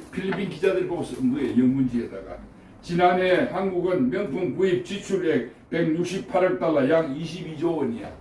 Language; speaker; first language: Korean; native; Korean